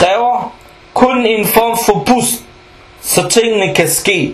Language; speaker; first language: Danish; non-native, fluent; Arabic